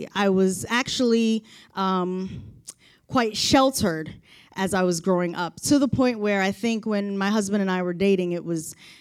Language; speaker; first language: English; native; English